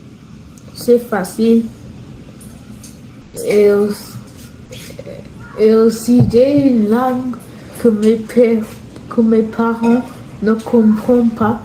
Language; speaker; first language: French; non-native, learner; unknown